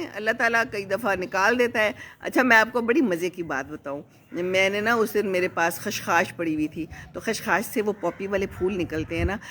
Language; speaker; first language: Urdu; native; Urdu